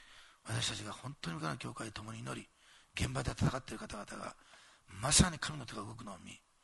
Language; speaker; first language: Japanese; native; Japanese